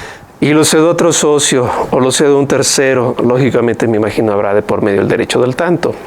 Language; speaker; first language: Spanish; native; Spanish